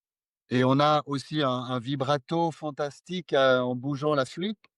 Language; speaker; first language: French; non-native, fluent; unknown